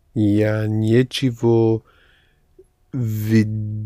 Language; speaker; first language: Russian; non-native, learner; English